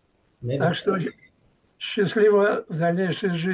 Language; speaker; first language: Russian; native; Russian